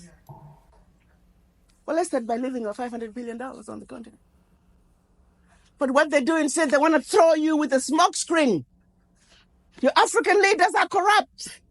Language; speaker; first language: English; non-native, local second language; Shona